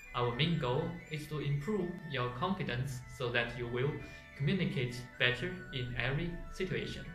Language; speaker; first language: English; non-native, fluent; Chinese